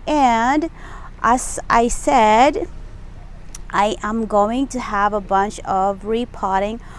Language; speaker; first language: English; non-native, local second language; Filipino